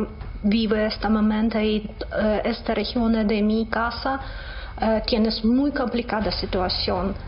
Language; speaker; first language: Spanish; non-native, learner; Ukrainian